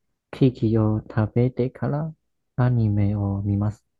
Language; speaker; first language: Japanese; non-native, learner; Chinese